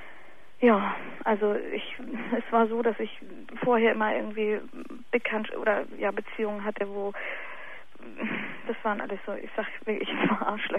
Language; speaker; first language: German; native; German